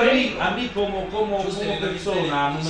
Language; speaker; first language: Spanish; non-native, learner; Italian